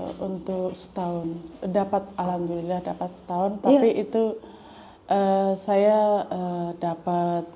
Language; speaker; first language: Indonesian; native; Indonesian